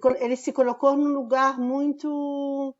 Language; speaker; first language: Portuguese; non-native, fluent; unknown